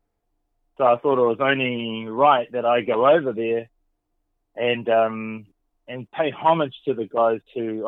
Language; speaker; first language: English; native; English